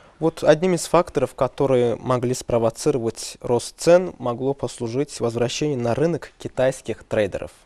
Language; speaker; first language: Russian; non-native, local second language; Azerbaijani